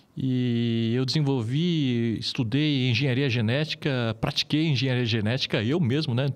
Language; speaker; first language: Portuguese; native; Portuguese